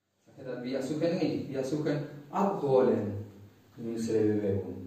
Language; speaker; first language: German; non-native, learner; Spanish